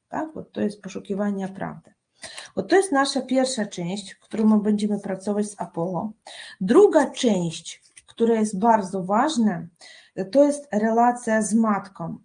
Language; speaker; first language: Polish; non-native, fluent; Russian